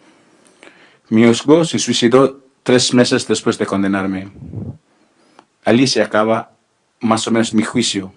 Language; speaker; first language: Spanish; non-native, learner; Filipino